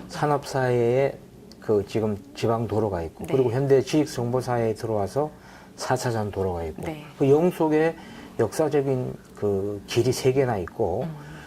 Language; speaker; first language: Korean; native; Korean